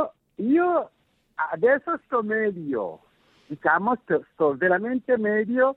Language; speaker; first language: Italian; non-native, fluent; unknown